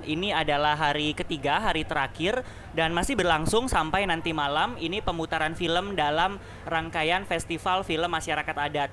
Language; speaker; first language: Indonesian; native; Indonesian